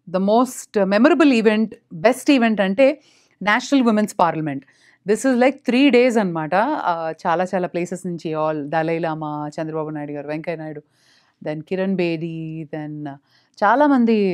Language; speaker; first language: Telugu; native; Telugu